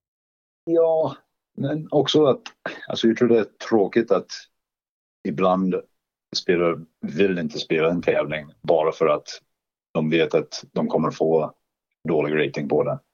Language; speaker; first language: Swedish; non-native, fluent; English